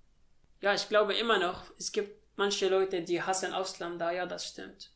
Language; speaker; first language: German; non-native, learner; Arabic